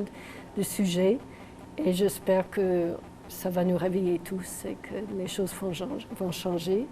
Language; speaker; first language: French; non-native, local second language; English